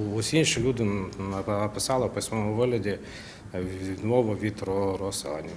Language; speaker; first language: Ukrainian; non-native, local second language; Russian